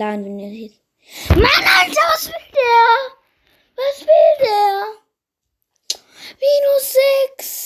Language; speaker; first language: German; native; German